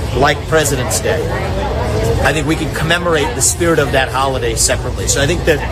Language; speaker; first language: English; early bilingual, other home language; Hindi